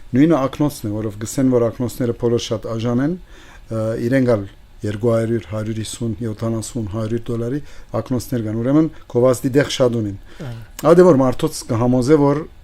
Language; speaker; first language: Armenian; early bilingual, heritage; Armenian